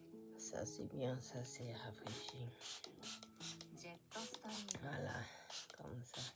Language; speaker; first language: French; non-native, fluent; Japanese